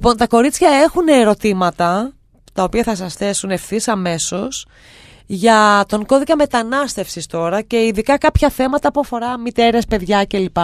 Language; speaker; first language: Greek; native; Greek